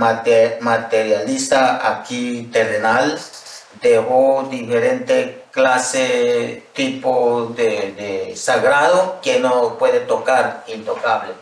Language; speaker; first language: Spanish; non-native, local second language; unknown